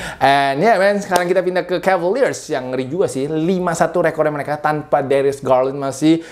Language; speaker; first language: Indonesian; native; Indonesian